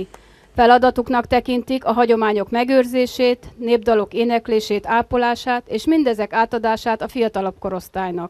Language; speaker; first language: Hungarian; native; Hungarian